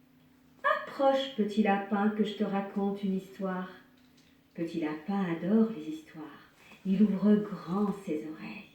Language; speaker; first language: French; native; French